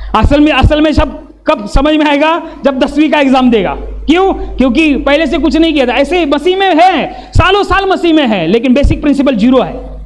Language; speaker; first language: Hindi; non-native, local second language; Marathi